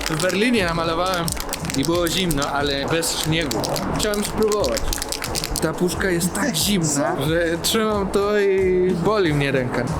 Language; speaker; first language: Polish; non-native, learner; Spanish